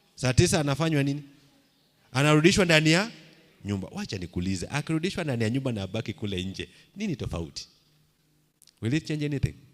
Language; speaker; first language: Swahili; non-native, local second language; Luo (Kenya and Tanzania)